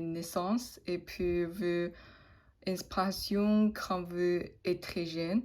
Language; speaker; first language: French; non-native, learner; Chinese